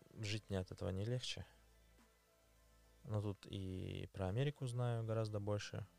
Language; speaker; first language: Russian; native; Russian